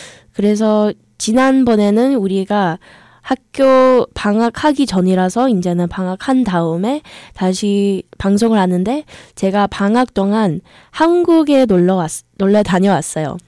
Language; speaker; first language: Korean; early bilingual, heritage; English